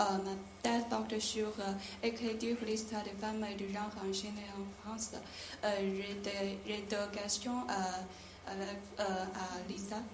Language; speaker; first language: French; non-native, learner; Chinese